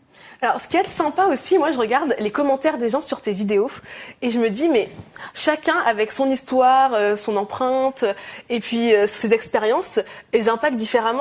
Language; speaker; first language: French; native; French